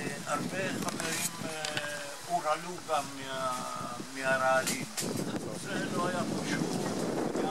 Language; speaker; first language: Hebrew; non-native, fluent; Italian